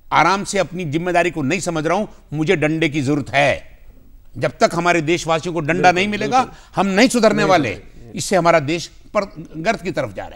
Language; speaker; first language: Hindi; native; Hindi